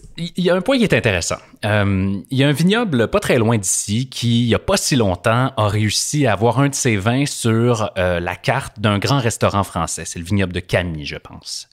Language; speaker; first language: French; native; French